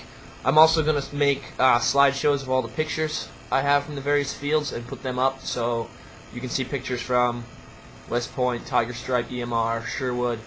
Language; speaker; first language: English; native; English